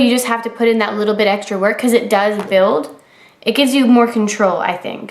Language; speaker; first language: English; native; English